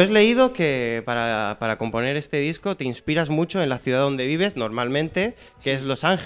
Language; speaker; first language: Spanish; native; Spanish